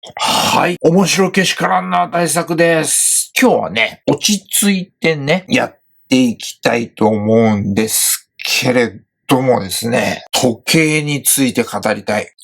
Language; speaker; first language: Japanese; native; Japanese